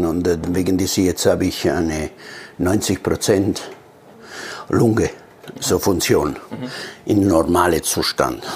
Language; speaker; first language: German; non-native, learner; Italian